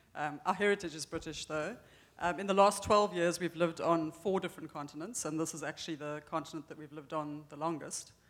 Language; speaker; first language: English; native; English